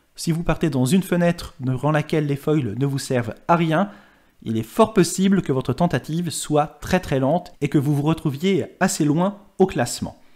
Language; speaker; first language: French; native; French